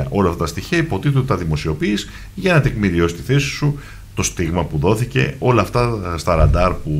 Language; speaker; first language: Greek; native; Greek